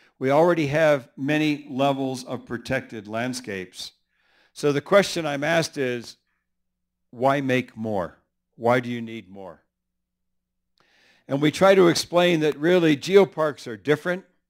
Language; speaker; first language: English; early bilingual, other home language; Spanish